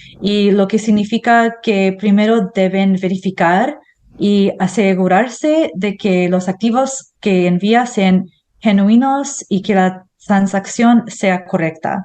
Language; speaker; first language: Spanish; non-native, fluent; English